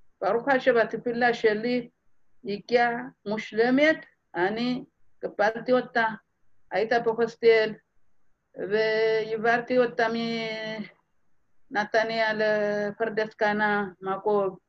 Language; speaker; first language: Hebrew; non-native, fluent; Amharic